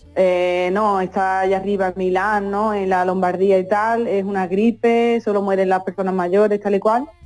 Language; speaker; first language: Spanish; native; Spanish